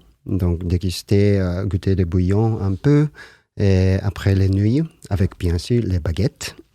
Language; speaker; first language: French; non-native, learner; Japanese